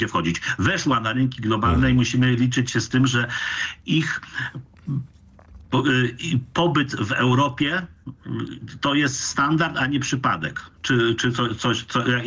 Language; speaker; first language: Polish; native; Polish